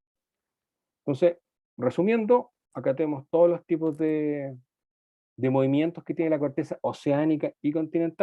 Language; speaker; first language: Spanish; native; Spanish